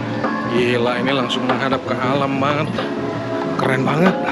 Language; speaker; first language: Indonesian; native; Indonesian